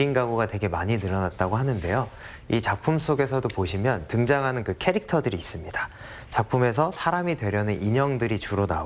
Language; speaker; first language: Korean; native; Korean